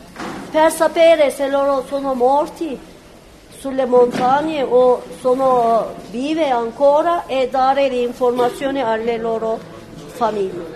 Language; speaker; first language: Italian; non-native, fluent; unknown